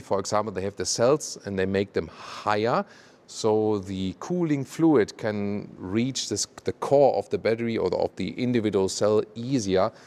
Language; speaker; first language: English; non-native, fluent; German